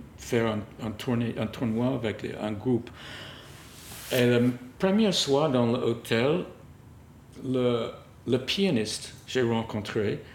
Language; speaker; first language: French; non-native, fluent; English